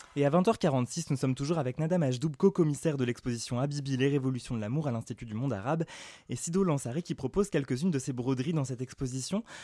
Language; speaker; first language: French; native; French